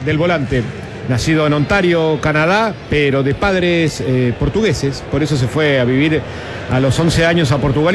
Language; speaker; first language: Spanish; native; Spanish